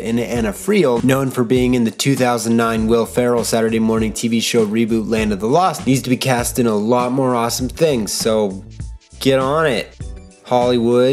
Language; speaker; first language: English; native; English